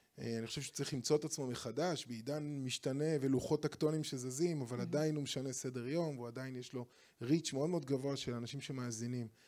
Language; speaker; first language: Hebrew; native; Hebrew